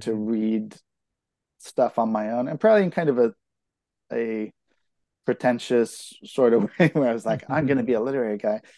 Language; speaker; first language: English; native; English